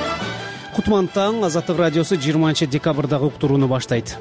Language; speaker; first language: Kyrgyz; native; Kyrgyz